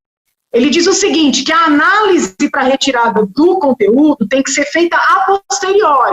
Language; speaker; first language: Portuguese; native; Portuguese